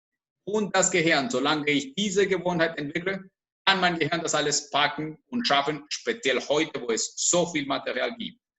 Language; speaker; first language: German; non-native, fluent; Spanish